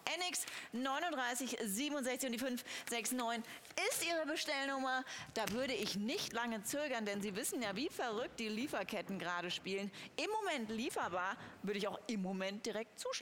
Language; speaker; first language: German; native; German